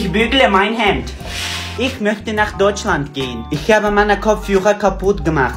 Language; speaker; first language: German; non-native, learner; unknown